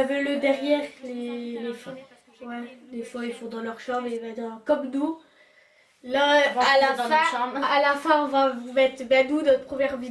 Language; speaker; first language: French; native; French